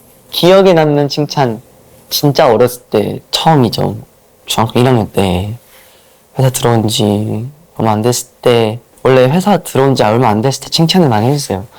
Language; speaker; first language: Korean; non-native, fluent; Japanese